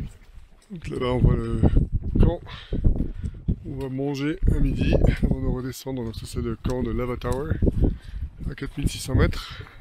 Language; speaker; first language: French; native; French